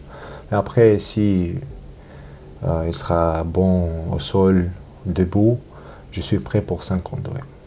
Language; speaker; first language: French; non-native, learner; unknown